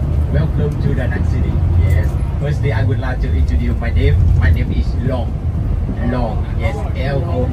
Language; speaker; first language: English; non-native, learner; Vietnamese